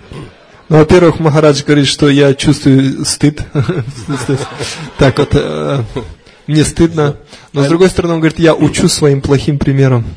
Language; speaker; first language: Russian; native; Russian